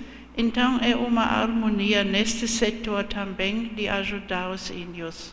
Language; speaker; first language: Portuguese; non-native, fluent; German